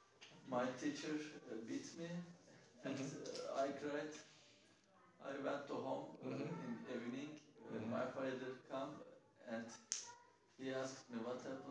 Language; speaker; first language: English; non-native, learner; Turkish